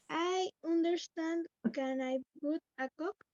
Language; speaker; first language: English; non-native, learner; Spanish